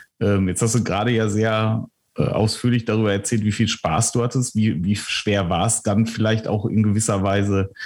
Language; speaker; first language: German; native; German